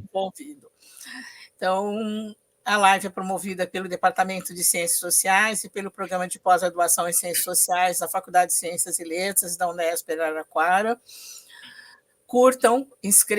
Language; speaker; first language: Portuguese; native; Portuguese